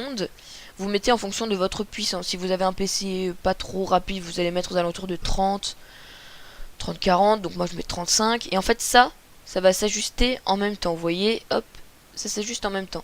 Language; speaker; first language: French; native; French